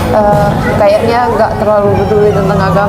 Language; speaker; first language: Indonesian; non-native, fluent; Finnish